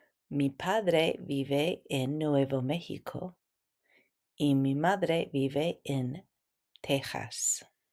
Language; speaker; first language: Spanish; non-native, fluent; English